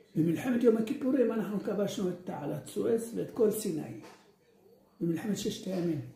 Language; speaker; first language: Hebrew; early bilingual, other home language; Arabic